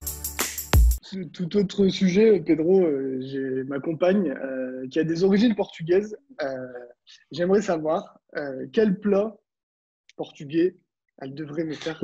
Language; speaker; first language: French; native; French